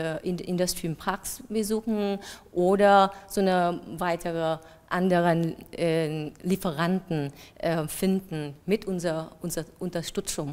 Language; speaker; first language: German; non-native, fluent; Vietnamese